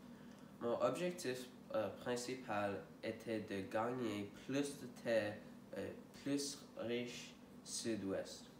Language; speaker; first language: French; non-native, learner; English